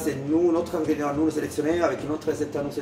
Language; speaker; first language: French; non-native, learner; Italian